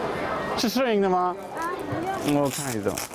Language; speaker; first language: Chinese; non-native, fluent; Dutch